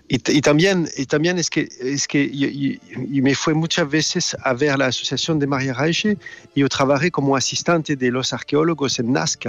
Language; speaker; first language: Spanish; non-native, fluent; French